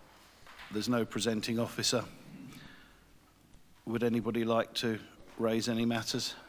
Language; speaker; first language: English; native; English